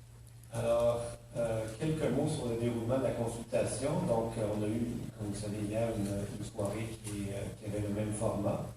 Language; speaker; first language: French; native; French